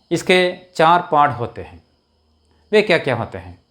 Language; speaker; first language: Hindi; non-native, local second language; Malayalam